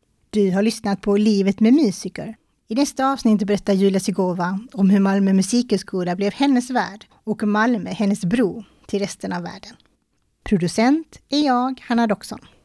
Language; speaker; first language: Swedish; native; Swedish